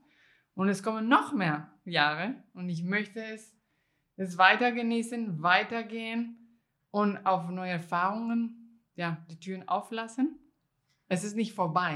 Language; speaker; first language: German; non-native, fluent; Spanish